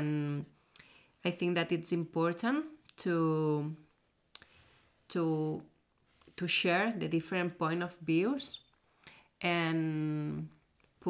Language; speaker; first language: English; non-native, learner; Spanish